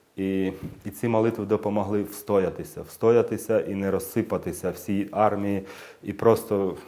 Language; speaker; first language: Ukrainian; native; Ukrainian